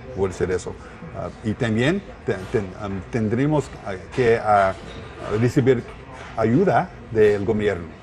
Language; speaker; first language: Spanish; non-native, learner; English